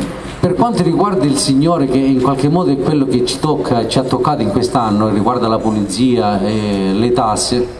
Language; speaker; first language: Italian; native; Italian